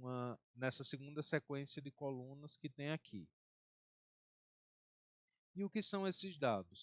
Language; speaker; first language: Portuguese; native; Portuguese